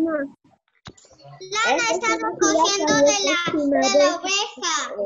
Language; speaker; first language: Spanish; native; Spanish